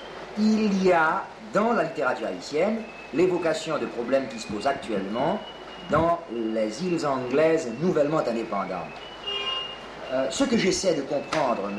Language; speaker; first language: French; native; French